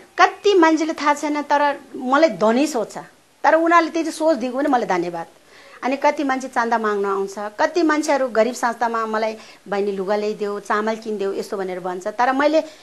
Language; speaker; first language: Nepali; non-native, local second language; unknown